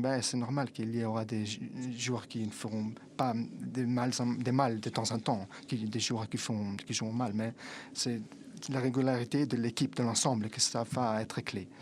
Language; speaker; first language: French; non-native, fluent; Italian